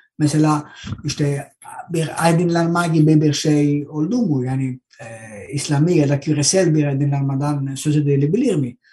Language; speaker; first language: Turkish; non-native, fluent; Greek